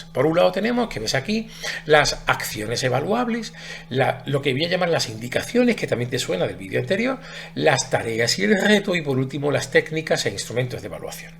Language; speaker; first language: Spanish; native; Spanish